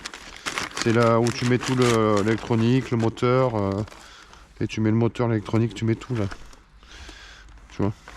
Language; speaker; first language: French; native; French